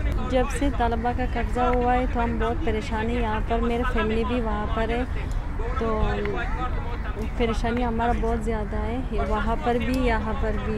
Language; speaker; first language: Hindi; non-native, fluent; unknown